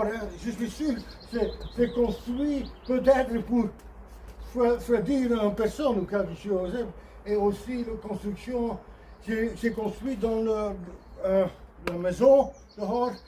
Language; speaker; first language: French; non-native, learner; Dutch